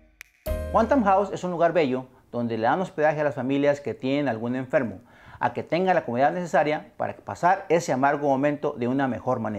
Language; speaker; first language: Spanish; native; Spanish